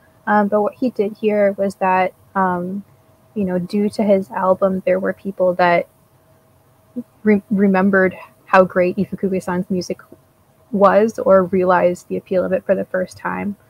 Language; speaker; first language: English; native; English